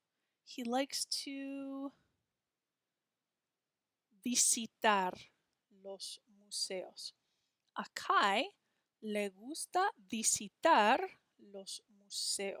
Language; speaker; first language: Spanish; non-native, fluent; English